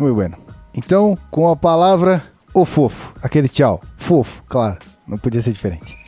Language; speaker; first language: Portuguese; native; Portuguese